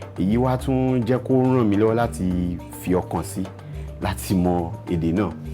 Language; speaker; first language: Yoruba; non-native, local second language; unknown